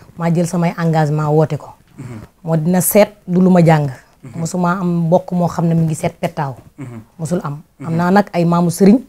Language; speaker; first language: Wolof; native; Wolof